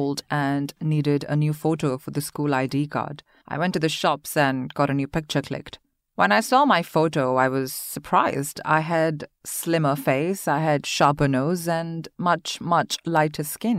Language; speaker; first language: English; non-native, local second language; Hindi